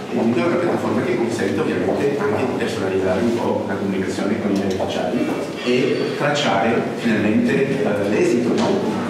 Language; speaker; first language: Italian; non-native, fluent; French